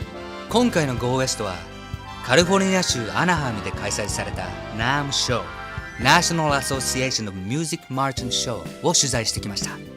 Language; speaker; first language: Japanese; native; Japanese